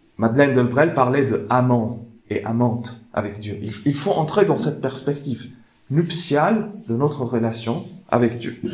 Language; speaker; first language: French; non-native, fluent; Arabic